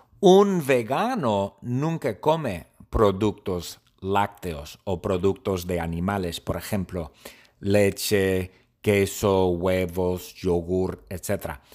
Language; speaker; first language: Spanish; non-native, learner; English